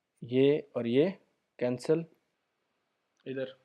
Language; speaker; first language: Hindi; native; Hindi